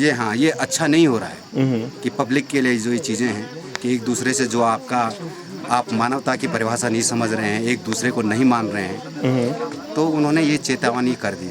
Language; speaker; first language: Hindi; native; Hindi